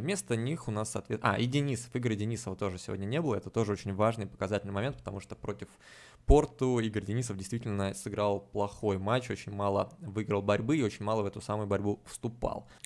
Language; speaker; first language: Russian; native; Russian